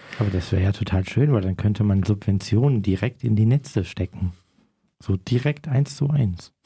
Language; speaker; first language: German; native; German